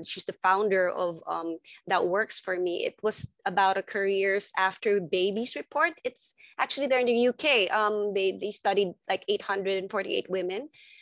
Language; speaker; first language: English; non-native, local second language; Filipino